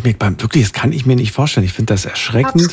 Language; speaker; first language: German; native; German